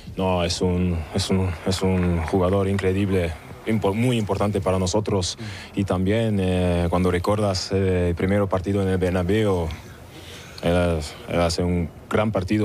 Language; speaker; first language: Spanish; non-native, learner; German